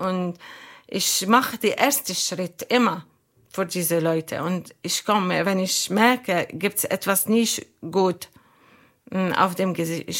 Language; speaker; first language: German; non-native, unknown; Arabic